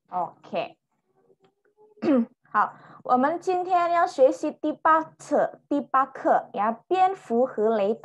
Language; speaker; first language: Chinese; non-native, fluent; Indonesian